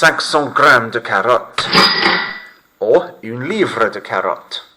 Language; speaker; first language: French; non-native, fluent; English